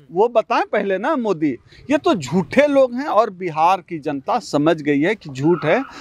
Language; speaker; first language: Hindi; native; Hindi